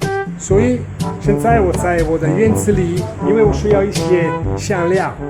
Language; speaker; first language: Chinese; non-native, fluent; Italian